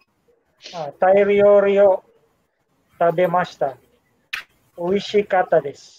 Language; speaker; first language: Japanese; non-native, learner; Filipino